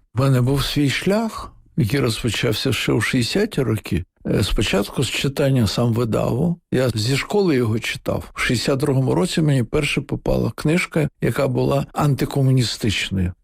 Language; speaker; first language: Ukrainian; non-native, local second language; Russian